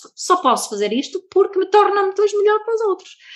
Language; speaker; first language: Portuguese; non-native, fluent; Swedish